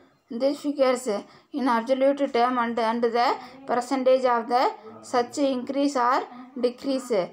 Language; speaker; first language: English; non-native, local second language; Tamil